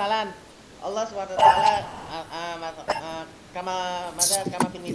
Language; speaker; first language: Arabic; non-native, learner; Indonesian